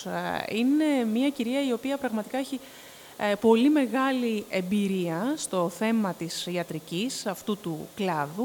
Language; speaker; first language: Greek; native; Greek